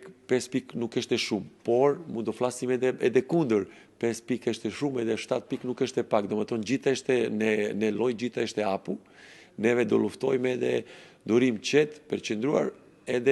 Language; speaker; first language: Albanian; non-native, learner; Serbian